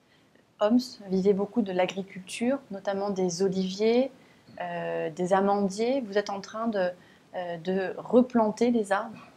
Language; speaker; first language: French; native; French